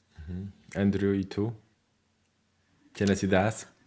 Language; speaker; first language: Spanish; non-native, fluent; Polish